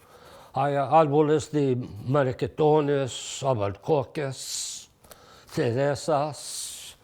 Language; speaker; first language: Spanish; early bilingual, heritage; English